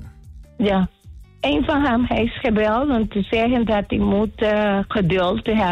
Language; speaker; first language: Dutch; non-native, learner; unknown